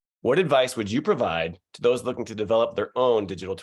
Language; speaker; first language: English; native; English